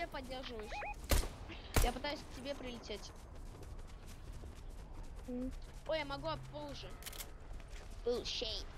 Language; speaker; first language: Russian; native; Russian